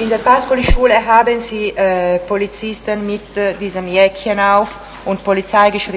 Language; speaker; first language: German; non-native, learner; Italian